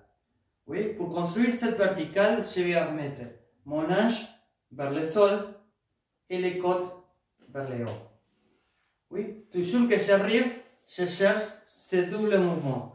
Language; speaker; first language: French; non-native, fluent; Spanish